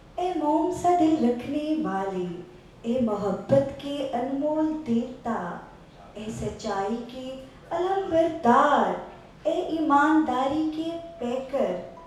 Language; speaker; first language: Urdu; non-native, local second language; Saraiki